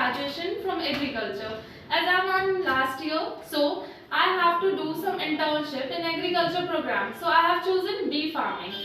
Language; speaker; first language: English; non-native, local second language; Hindi